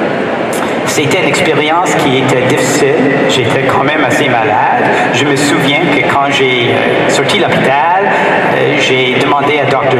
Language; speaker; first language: French; non-native, fluent; English